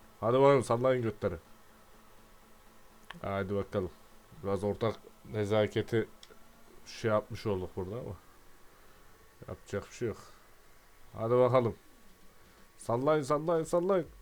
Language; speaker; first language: Turkish; native; Turkish